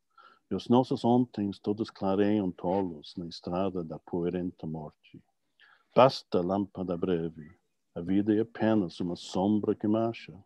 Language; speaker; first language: Portuguese; non-native, fluent; English